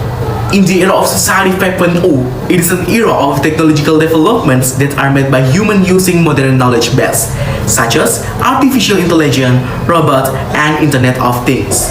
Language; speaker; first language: English; non-native, learner; Indonesian